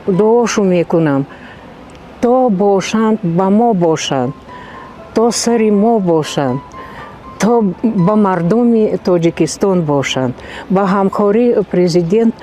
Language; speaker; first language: Tajik; non-native, fluent; Russian